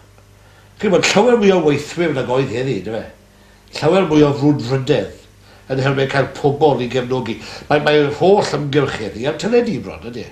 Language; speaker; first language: Welsh; native; Welsh